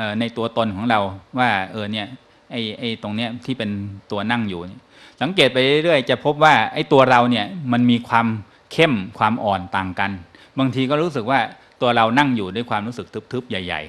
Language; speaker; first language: Thai; native; Thai